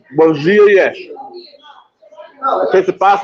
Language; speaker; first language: Portuguese; non-native, learner; English